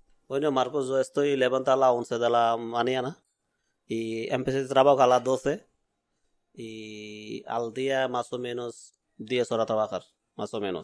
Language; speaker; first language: Spanish; non-native, learner; Bangla